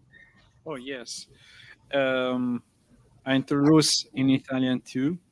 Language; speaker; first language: English; non-native, learner; Italian